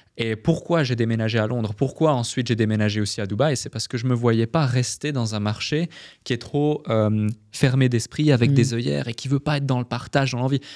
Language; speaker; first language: French; native; French